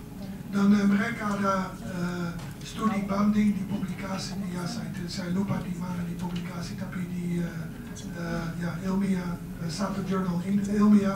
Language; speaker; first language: Indonesian; non-native, fluent; Dutch